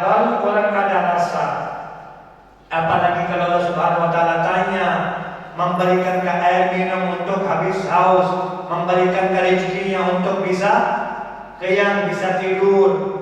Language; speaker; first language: Indonesian; non-native, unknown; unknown